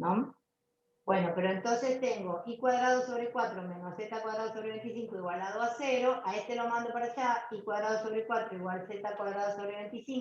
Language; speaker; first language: Spanish; native; Spanish